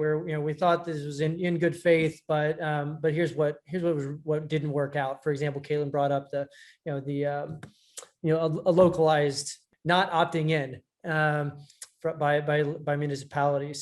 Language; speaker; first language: English; native; English